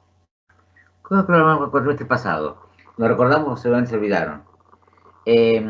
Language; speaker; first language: Spanish; native; Spanish